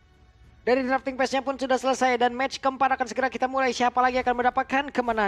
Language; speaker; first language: Indonesian; native; Indonesian